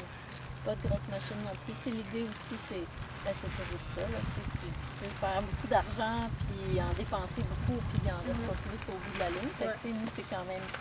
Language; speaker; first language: French; native; French